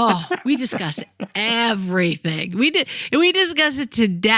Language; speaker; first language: English; native; English